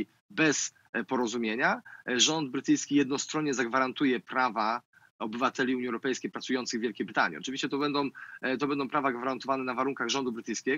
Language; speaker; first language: Polish; native; Polish